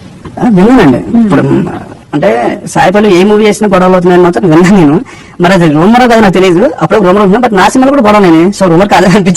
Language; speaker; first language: Telugu; native; Telugu